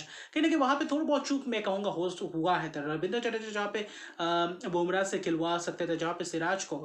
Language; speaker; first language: Hindi; native; Hindi